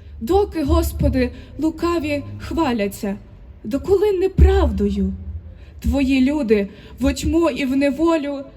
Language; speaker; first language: Ukrainian; native; Ukrainian